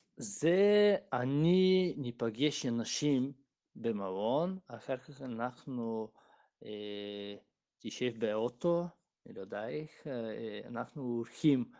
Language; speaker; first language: Hebrew; non-native, learner; Bulgarian